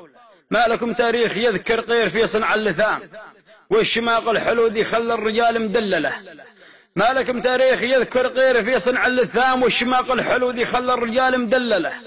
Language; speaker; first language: Arabic; native; Arabic